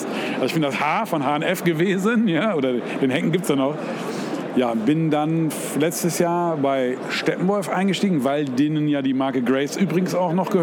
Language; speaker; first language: German; native; German